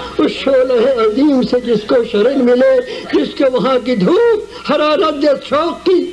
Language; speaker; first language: Urdu; native; Urdu